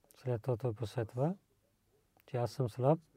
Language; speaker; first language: Bulgarian; non-native, learner; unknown